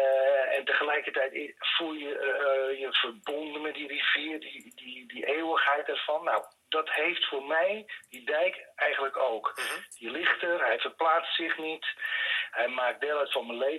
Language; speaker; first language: Dutch; native; Dutch